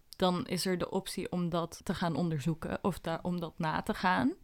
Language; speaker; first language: Dutch; early bilingual, other home language; Indonesian